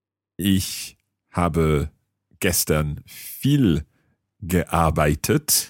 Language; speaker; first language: German; non-native, learner; English